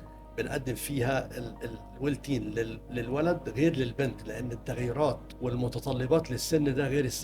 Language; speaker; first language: Arabic; native; Arabic